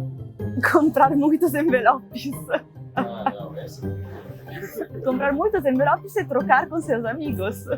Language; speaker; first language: Portuguese; non-native, fluent; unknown